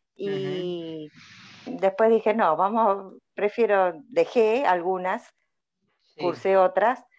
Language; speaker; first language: Spanish; native; Spanish